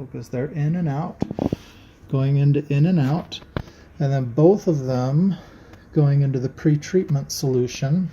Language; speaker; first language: English; native; English